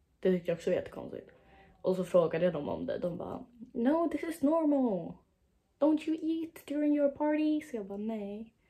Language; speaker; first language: Swedish; native; Swedish